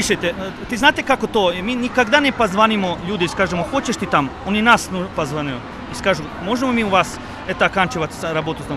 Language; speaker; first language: Russian; non-native, learner; Serbian